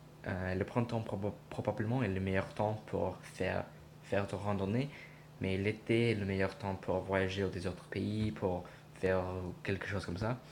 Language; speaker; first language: French; non-native, learner; English